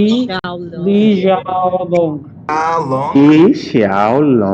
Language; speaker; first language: Chinese; non-native, learner; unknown